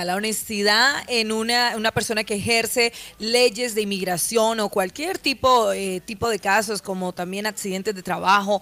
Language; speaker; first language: Spanish; native; Spanish